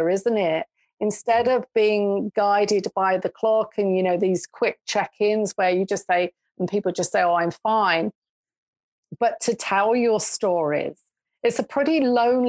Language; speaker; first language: English; native; English